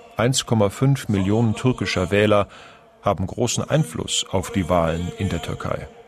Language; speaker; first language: German; non-native, fluent; Persian